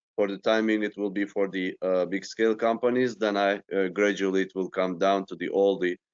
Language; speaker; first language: English; non-native, fluent; Turkish